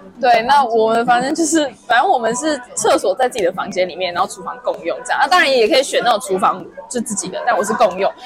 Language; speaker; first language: Chinese; native; Chinese